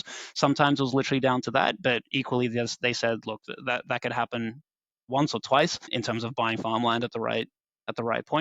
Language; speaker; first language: English; native; English